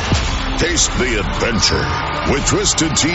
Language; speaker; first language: English; native; English